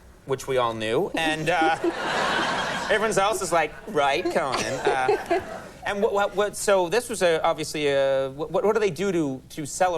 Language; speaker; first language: English; native; English